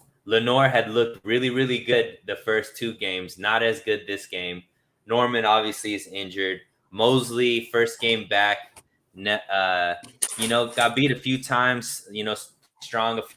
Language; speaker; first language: English; native; English